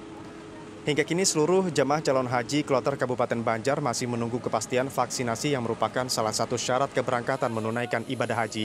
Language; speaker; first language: Indonesian; native; Indonesian